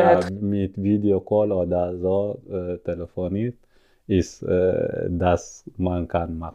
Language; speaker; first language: German; non-native, learner; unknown